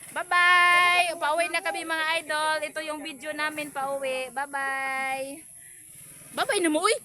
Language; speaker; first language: Filipino; non-native, local second language; Cebuano